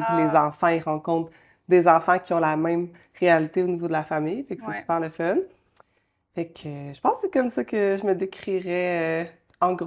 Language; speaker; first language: French; native; French